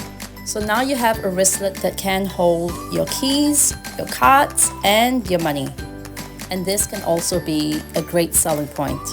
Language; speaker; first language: English; native; English